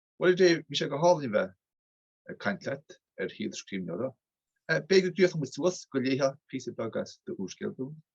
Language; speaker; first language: Irish; native; Irish